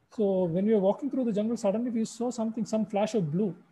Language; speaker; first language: English; non-native, local second language; Malayalam